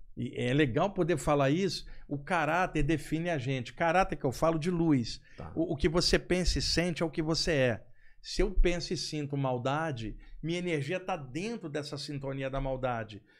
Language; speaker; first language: Portuguese; native; Portuguese